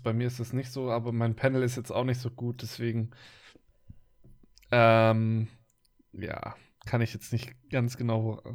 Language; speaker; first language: German; native; German